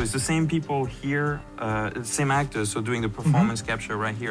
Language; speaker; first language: English; non-native, fluent; French